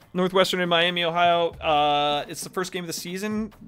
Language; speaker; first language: English; native; English